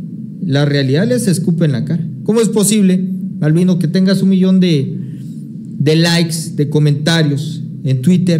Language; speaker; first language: Spanish; native; Spanish